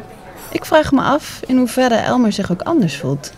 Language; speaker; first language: Dutch; native; Dutch